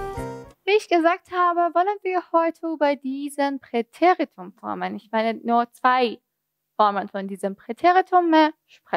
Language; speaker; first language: German; non-native, fluent; Persian